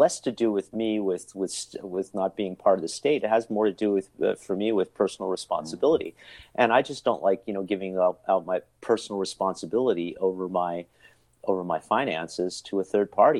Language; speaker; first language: English; native; English